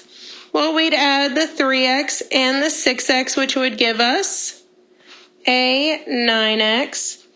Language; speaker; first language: English; native; English